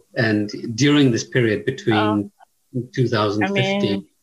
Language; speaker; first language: English; native; English